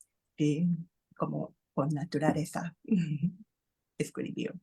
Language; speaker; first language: Spanish; non-native, learner; Japanese